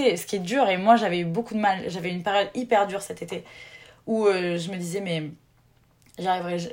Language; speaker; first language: French; native; French